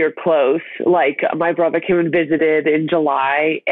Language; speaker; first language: English; native; English